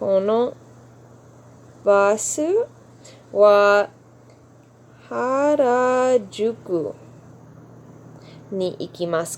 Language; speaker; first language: Japanese; non-native, fluent; English